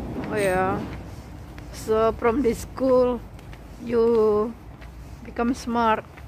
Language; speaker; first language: English; non-native, learner; Indonesian